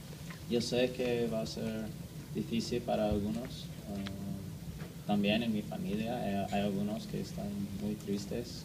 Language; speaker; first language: Spanish; non-native, learner; English